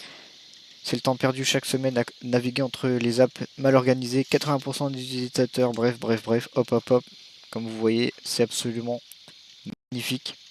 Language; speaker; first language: French; native; French